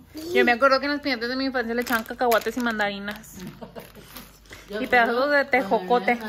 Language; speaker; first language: Spanish; native; Spanish